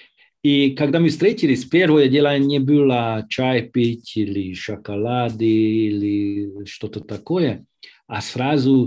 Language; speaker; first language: Russian; non-native, learner; Hungarian